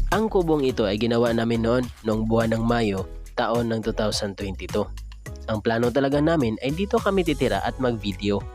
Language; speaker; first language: Filipino; non-native, local second language; Cebuano